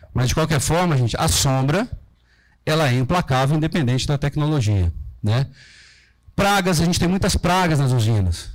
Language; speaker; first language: Portuguese; native; Portuguese